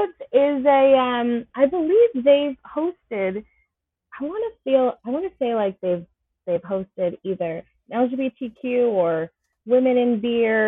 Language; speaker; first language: English; native; English